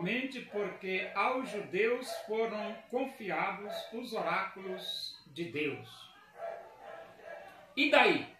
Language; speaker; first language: Portuguese; native; Portuguese